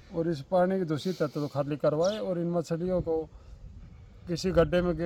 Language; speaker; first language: Hindi; native; Hindi